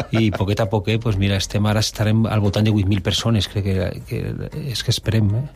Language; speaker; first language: Catalan; native; Catalan